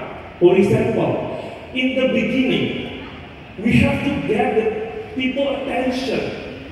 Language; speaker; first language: English; non-native, fluent; Indonesian